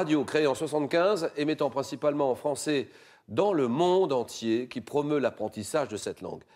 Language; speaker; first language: French; native; French